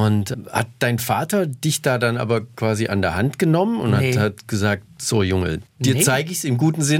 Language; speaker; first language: German; native; German